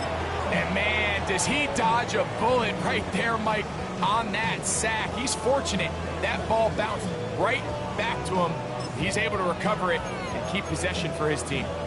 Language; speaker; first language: English; native; English